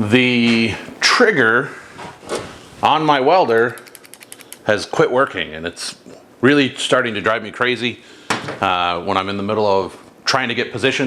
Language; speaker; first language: English; native; English